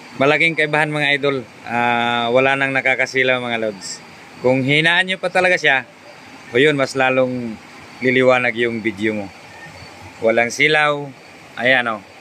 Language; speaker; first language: Filipino; non-native, local second language; Cebuano